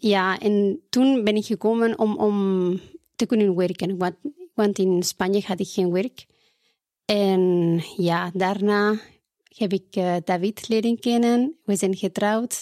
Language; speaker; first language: Dutch; non-native, fluent; Spanish